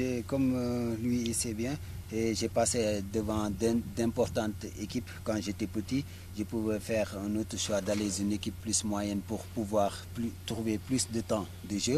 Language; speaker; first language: French; non-native, fluent; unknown